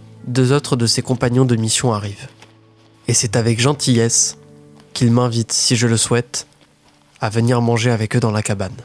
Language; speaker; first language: French; native; French